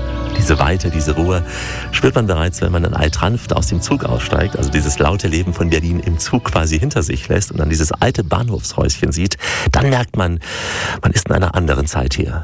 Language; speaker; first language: German; native; German